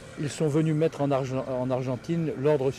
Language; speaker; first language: French; native; French